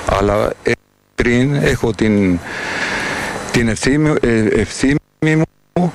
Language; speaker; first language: Greek; non-native, fluent; Spanish